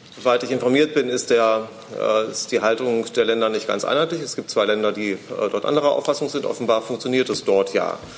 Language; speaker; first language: German; native; German